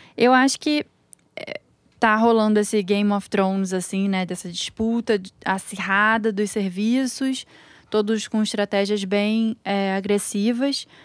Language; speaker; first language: Portuguese; native; Portuguese